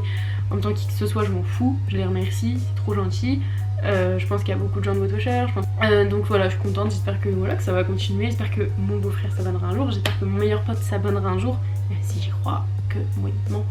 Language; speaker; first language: French; native; French